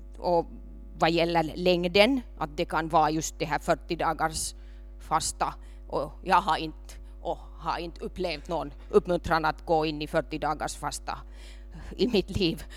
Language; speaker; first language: Swedish; non-native, local second language; Finnish